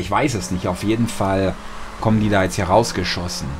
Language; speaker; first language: German; native; German